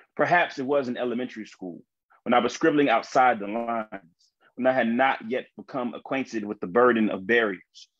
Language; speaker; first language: English; native; English